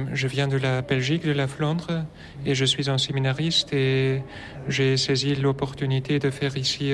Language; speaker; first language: French; non-native, local second language; Dutch